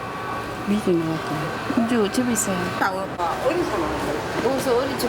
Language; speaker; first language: Korean; non-native, learner; Filipino